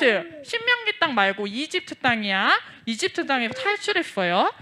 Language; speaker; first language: Korean; native; Korean